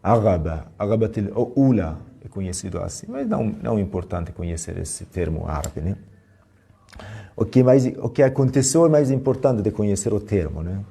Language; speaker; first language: Portuguese; non-native, fluent; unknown